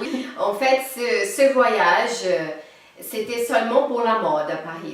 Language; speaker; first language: French; non-native, fluent; Portuguese